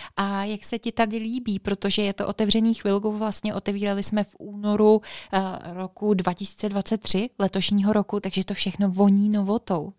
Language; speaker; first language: Czech; native; Czech